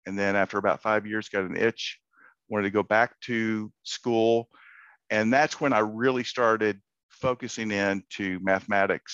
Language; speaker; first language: English; native; English